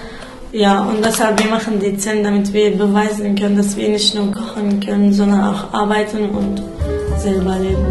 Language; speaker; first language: German; non-native, fluent; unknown